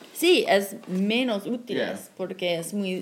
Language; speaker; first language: Spanish; non-native, fluent; English